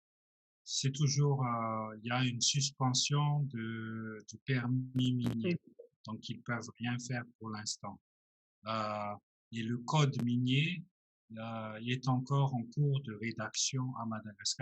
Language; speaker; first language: French; non-native, local second language; Malagasy